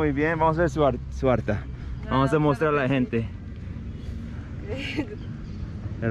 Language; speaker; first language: Spanish; non-native, learner; English